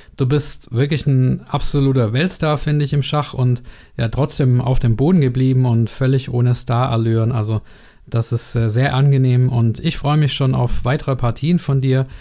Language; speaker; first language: German; native; German